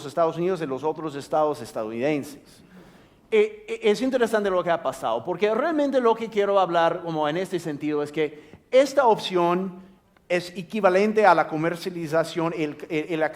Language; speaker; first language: Spanish; non-native, fluent; English